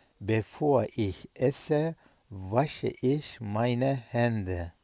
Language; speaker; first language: German; non-native, fluent; Turkish